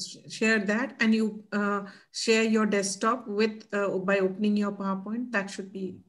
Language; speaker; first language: English; non-native, local second language; Odia